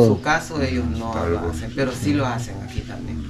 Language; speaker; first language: Spanish; non-native, local second language; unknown